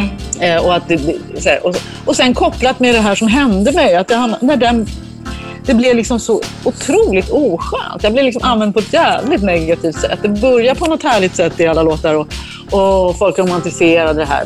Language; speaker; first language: Swedish; native; Swedish